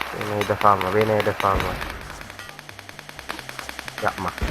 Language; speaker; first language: Turkish; native; Turkish